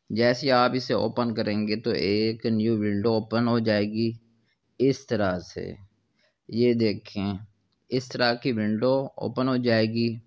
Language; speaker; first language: Urdu; non-native, local second language; Punjabi